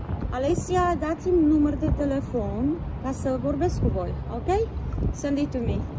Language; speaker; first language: Romanian; native; Romanian